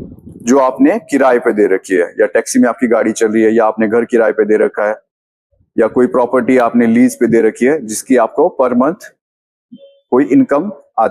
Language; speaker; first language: Hindi; native; Hindi